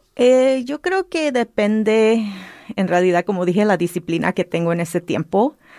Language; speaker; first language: Spanish; early bilingual, heritage; Spanish